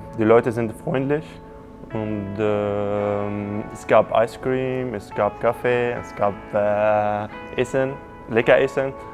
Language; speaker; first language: German; non-native, learner; Arabic